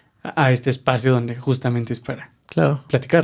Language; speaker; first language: Spanish; native; Spanish